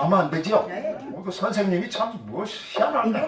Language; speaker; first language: Korean; native; Korean